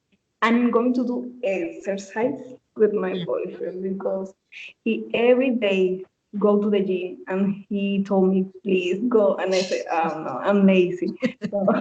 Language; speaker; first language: English; non-native, learner; Spanish